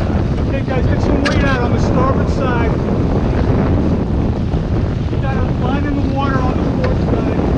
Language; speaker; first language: English; native; English